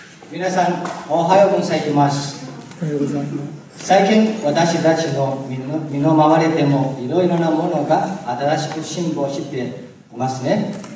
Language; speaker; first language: Japanese; non-native, learner; Chinese